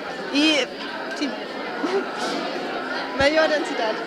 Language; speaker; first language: Spanish; non-native, learner; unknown